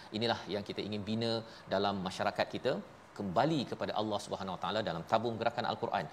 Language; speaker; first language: Malay; native; Malay